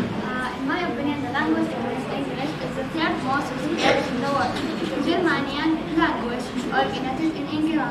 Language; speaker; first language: English; non-native, learner; Arabic